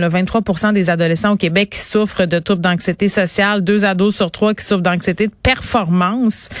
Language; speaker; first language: French; native; French